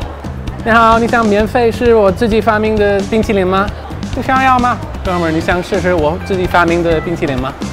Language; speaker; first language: Chinese; non-native, fluent; English